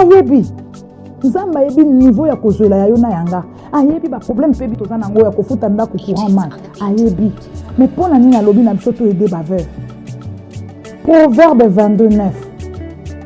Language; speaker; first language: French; non-native, local second language; Lingala